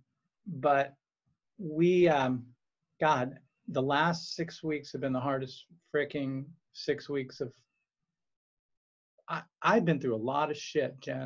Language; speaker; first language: English; native; English